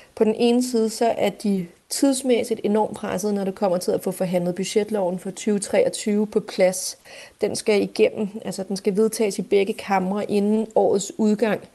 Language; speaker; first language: Danish; native; Danish